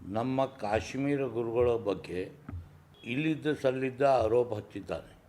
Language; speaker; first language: Kannada; non-native, local second language; Urdu